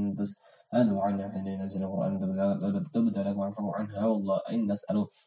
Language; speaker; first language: Arabic; non-native, learner; Indonesian